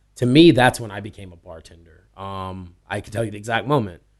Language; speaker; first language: English; native; English